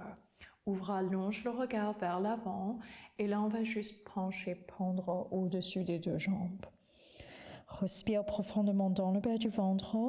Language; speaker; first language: French; non-native, fluent; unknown